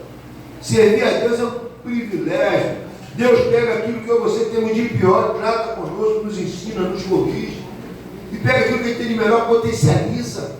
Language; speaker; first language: Portuguese; native; Portuguese